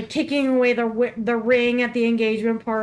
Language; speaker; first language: English; native; English